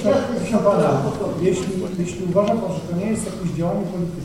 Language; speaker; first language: Polish; native; Polish